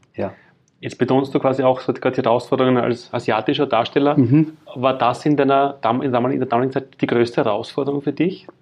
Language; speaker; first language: German; native; German